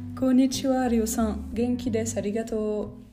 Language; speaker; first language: Japanese; non-native, learner; French